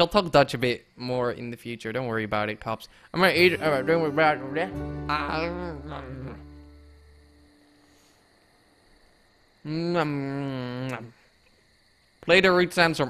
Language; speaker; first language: English; non-native, fluent; Dutch